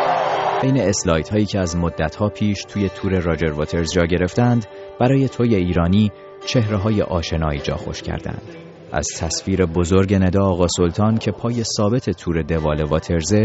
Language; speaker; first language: Persian; native; Persian